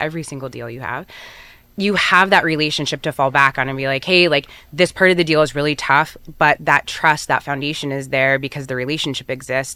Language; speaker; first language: English; native; English